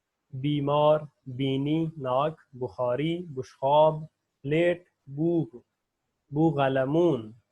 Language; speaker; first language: Persian; non-native, fluent; Urdu